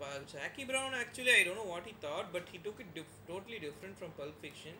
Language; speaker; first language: English; non-native, local second language; Tamil